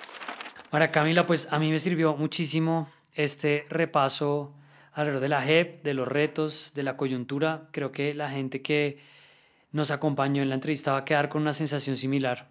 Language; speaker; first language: Spanish; native; Spanish